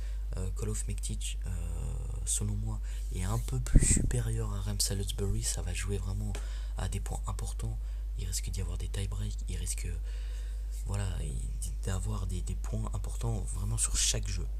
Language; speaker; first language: French; native; French